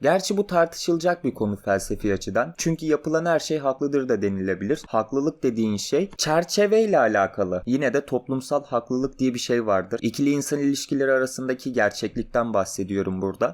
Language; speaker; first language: Turkish; native; Turkish